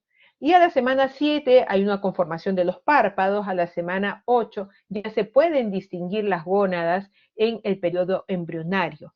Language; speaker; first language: Spanish; native; Spanish